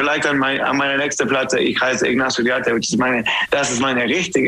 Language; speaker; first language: German; non-native, learner; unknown